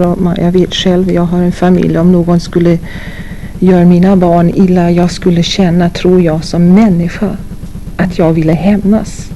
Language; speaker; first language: Swedish; non-native, fluent; English